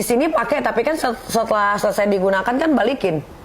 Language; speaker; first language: Indonesian; native; Indonesian